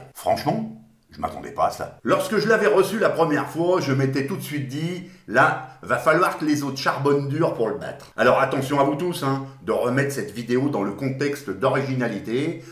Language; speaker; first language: French; native; French